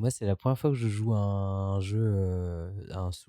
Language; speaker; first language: French; native; French